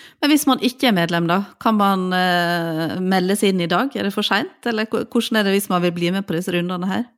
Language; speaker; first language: Norwegian; native; Norwegian